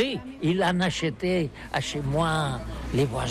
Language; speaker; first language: French; non-native, learner; Catalan